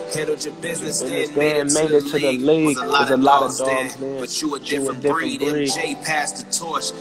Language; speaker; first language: English; native; English